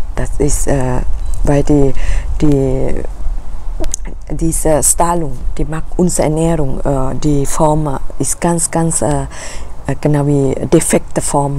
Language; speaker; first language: German; non-native, learner; Thai